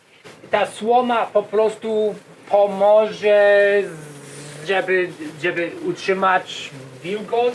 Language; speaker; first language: Polish; non-native, learner; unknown